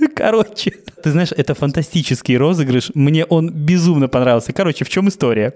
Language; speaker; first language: Russian; native; Russian